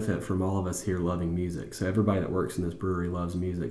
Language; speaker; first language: English; native; English